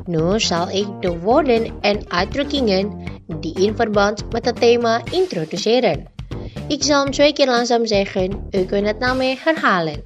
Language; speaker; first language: Dutch; non-native, fluent; Indonesian